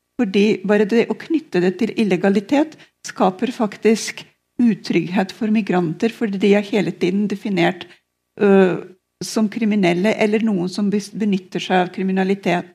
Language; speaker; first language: Norwegian; non-native, fluent; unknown